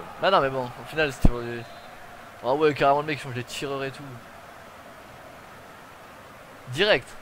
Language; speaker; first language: French; native; French